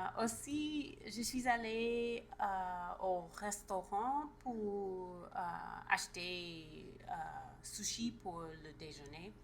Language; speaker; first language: French; non-native, learner; English